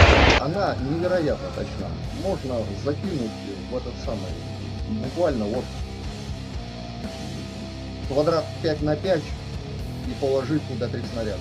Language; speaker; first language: Russian; native; Russian